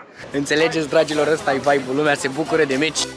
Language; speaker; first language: Romanian; native; Romanian